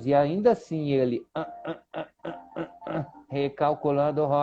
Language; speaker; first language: Portuguese; native; Portuguese